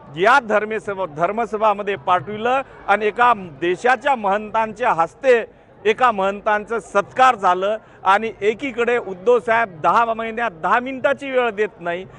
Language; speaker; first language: Marathi; non-native, local second language; Lambadi